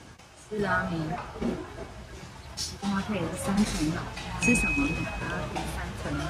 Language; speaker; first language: Chinese; native; Chinese